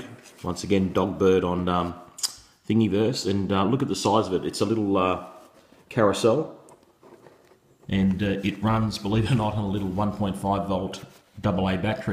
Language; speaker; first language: English; native; English